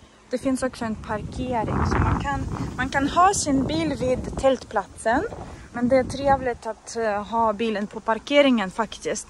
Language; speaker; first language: Swedish; non-native, fluent; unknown